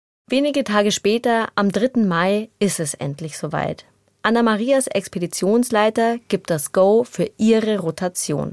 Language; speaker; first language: German; native; German